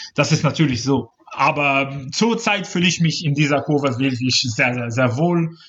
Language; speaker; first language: German; non-native, fluent; Hebrew